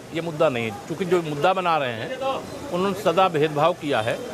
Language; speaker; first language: Hindi; native; Hindi